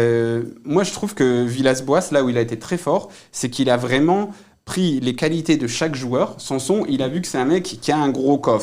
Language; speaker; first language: French; native; French